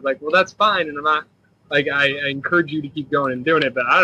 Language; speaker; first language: English; native; English